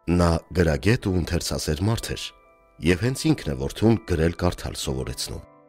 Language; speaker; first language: Armenian; native; Armenian